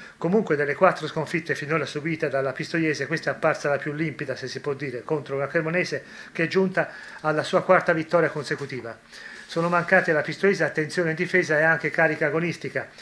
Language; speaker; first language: Italian; native; Italian